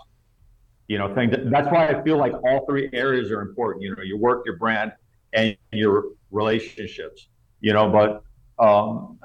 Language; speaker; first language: English; native; English